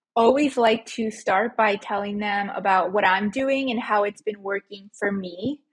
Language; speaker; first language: English; early bilingual, other home language; Spanish